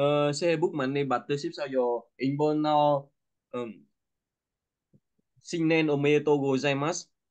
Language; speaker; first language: Korean; non-native, learner; Vietnamese